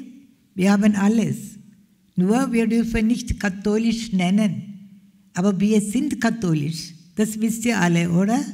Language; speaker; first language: German; non-native, fluent; Malayalam